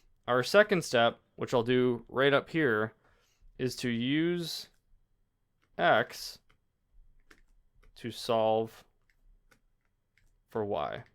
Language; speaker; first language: English; native; English